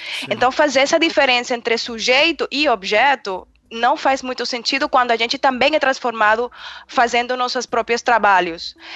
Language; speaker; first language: Portuguese; non-native, fluent; Spanish